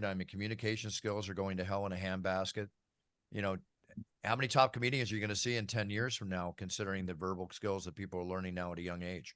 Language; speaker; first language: English; native; English